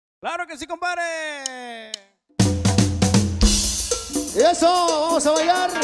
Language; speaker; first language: Spanish; native; Spanish